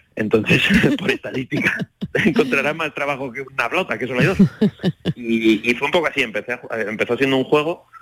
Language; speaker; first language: Spanish; native; Spanish